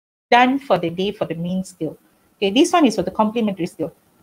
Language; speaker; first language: English; non-native, local second language; Tamil